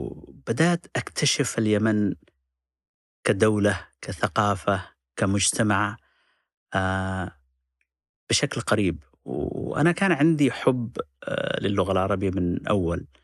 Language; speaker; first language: Arabic; non-native, fluent; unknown